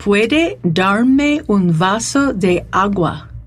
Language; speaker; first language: Spanish; non-native, learner; English